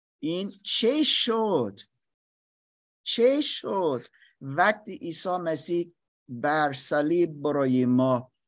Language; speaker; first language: Persian; non-native, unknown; English